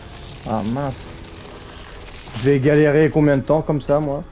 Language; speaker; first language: French; native; French